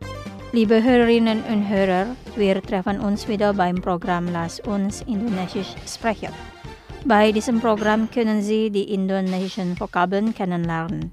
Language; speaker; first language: German; non-native, fluent; Indonesian